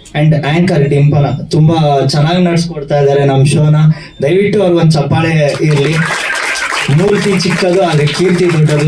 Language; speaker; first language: Kannada; native; Kannada